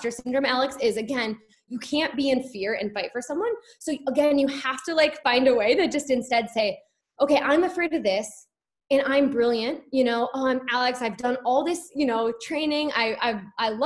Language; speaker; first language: English; native; English